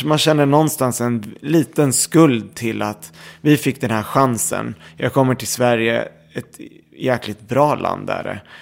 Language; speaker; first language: Swedish; early bilingual, other home language; Arabic